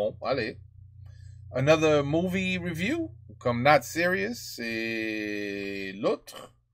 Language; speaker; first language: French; non-native, learner; English